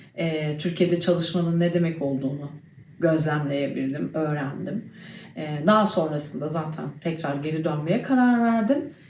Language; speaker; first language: Turkish; early bilingual, heritage; Turkish